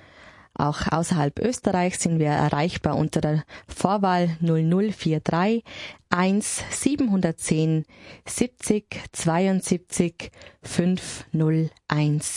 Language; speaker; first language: German; native; German